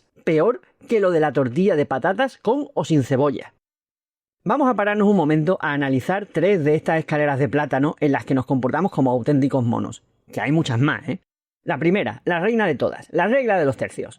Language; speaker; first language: Spanish; native; Spanish